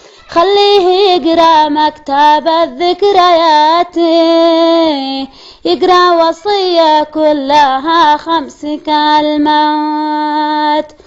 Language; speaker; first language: Arabic; native; Arabic